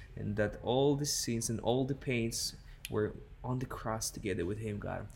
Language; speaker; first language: English; non-native, fluent; Hebrew